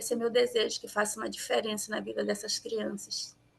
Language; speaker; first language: Portuguese; native; Portuguese